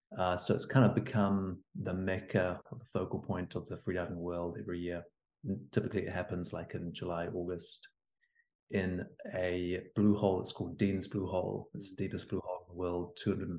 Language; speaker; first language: English; native; English